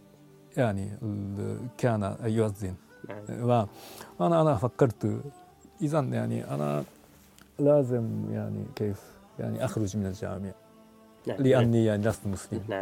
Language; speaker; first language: Arabic; non-native, fluent; Japanese